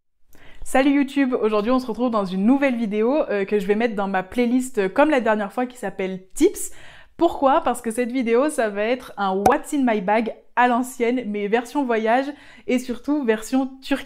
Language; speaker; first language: French; native; French